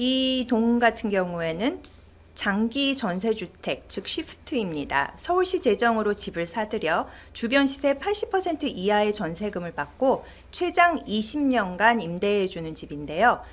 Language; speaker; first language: Korean; native; Korean